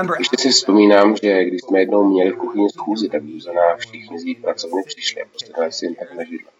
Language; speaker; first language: Czech; non-native, fluent; English